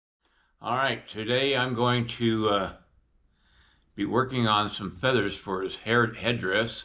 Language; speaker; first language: English; native; English